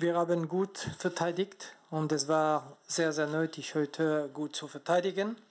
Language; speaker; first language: German; non-native, fluent; French